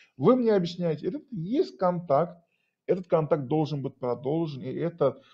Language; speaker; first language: Russian; non-native, local second language; Azerbaijani